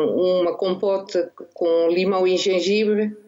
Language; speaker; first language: Portuguese; non-native, fluent; Dutch